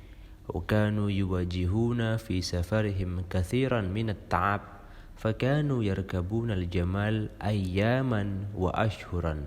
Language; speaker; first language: Arabic; non-native, fluent; Indonesian